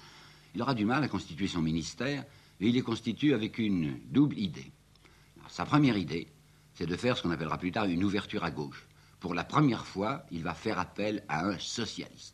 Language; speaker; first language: French; native; French